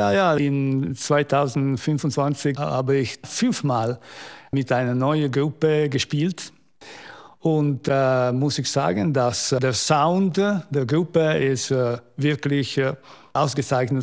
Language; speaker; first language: German; non-native, local second language; Italian